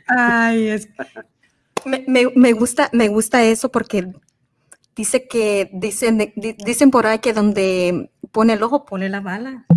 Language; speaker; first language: Spanish; native; Spanish